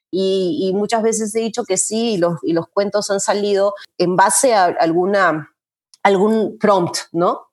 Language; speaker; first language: Spanish; native; Spanish